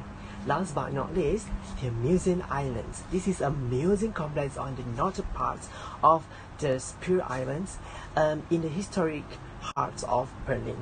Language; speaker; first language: English; non-native, learner; Malay